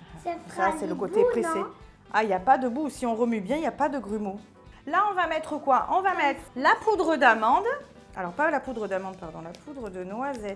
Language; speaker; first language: French; native; French